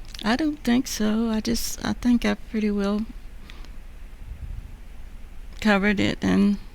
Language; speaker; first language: English; native; English